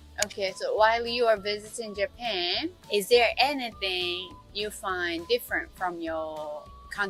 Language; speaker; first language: English; non-native, fluent; Japanese